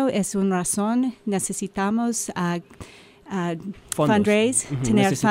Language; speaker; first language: Spanish; non-native, learner; English